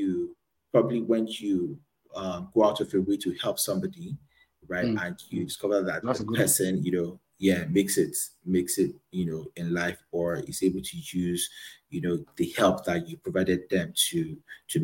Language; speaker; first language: English; non-native, local second language; Yoruba